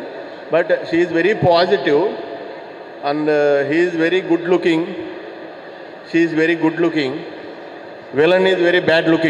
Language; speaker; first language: Tamil; non-native, learner; Telugu